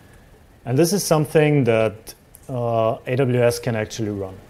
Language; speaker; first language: English; non-native, fluent; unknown